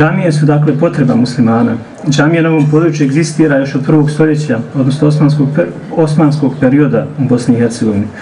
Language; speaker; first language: Croatian; native; Croatian